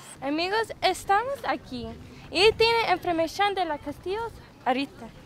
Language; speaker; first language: Spanish; non-native, learner; English